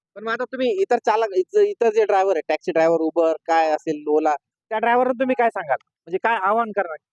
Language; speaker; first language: Marathi; native; Marathi